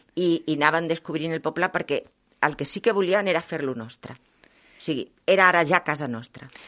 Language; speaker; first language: Catalan; non-native, local second language; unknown